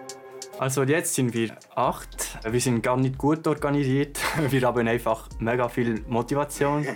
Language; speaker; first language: German; non-native, local second language; French